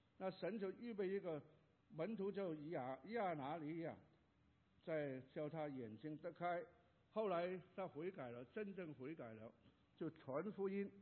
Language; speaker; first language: Chinese; non-native, local second language; Cantonese